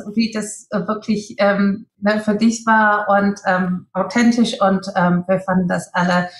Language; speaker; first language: German; non-native, fluent; English